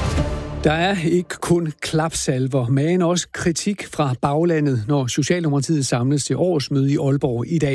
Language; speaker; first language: Danish; native; Danish